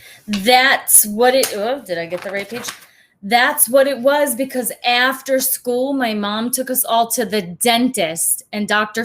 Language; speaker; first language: English; native; English